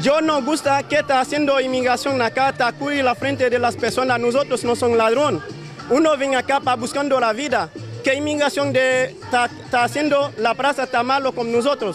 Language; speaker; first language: Spanish; non-native, learner; Haitian Creole